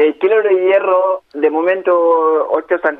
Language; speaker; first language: Spanish; non-native, learner; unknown